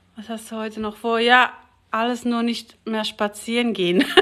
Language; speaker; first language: German; native; German